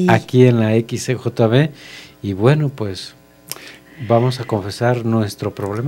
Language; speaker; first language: Spanish; native; Spanish